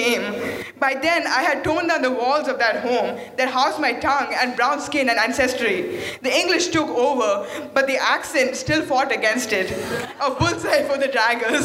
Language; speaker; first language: English; non-native, fluent; Malayalam